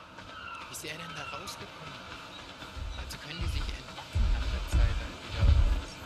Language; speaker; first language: German; native; German